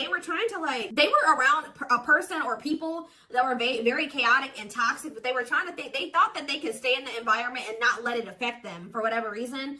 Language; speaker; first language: English; native; English